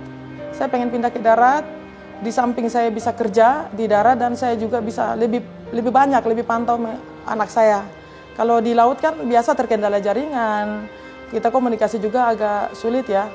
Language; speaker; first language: Indonesian; native; Indonesian